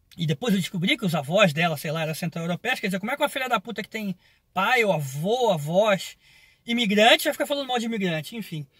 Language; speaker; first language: Portuguese; native; Portuguese